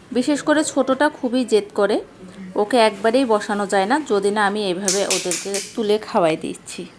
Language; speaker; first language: Bangla; native; Bangla